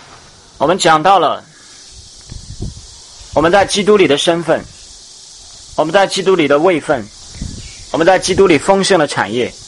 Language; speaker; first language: Chinese; native; Chinese